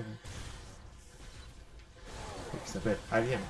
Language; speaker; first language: French; native; French